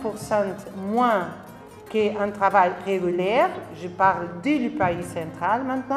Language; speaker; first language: French; non-native, learner; Spanish